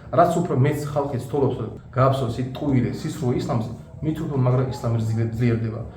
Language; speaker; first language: Georgian; non-native, local second language; Azerbaijani